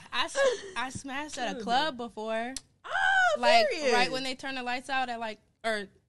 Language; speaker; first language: English; native; English